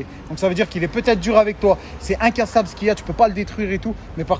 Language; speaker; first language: French; native; French